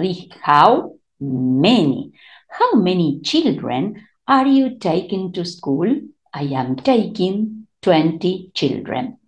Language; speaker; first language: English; non-native, fluent; Spanish